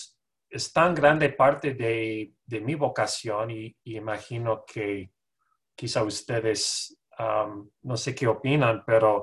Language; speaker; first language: Spanish; non-native, fluent; English